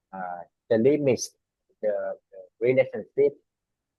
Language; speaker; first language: English; non-native, learner; Vietnamese